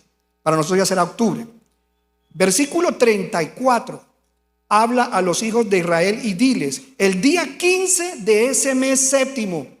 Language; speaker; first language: Spanish; native; Spanish